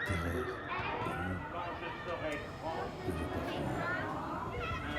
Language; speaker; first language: French; native; French